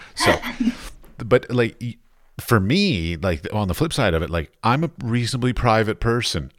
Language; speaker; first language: English; native; English